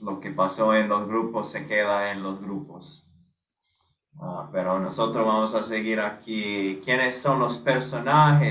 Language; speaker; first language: Spanish; non-native, fluent; English